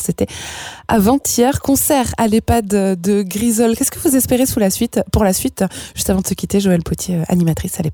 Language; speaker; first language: French; native; French